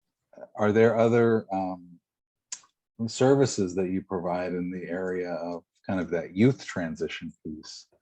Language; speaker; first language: English; native; English